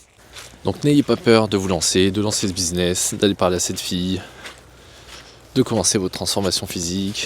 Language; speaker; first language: French; native; French